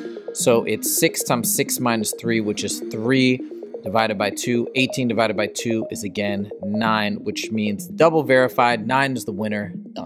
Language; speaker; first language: English; native; English